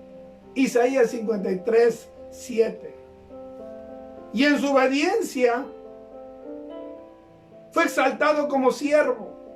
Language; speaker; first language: Spanish; native; Spanish